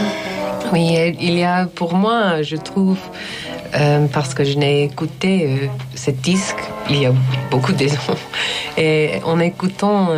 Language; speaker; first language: French; non-native, learner; English